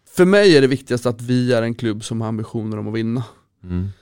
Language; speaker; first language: Swedish; native; Swedish